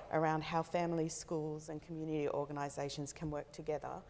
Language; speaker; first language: English; native; English